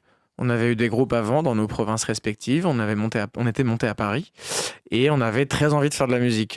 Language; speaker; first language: French; native; French